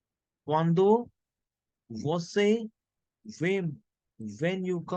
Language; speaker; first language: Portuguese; non-native, learner; Hindi